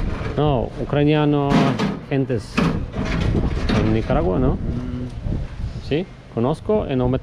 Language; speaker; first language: Spanish; non-native, learner; Polish